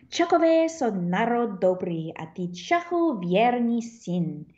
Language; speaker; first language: Czech; early bilingual, heritage; Czech